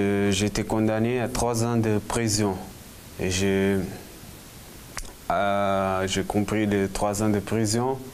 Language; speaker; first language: French; non-native, learner; Portuguese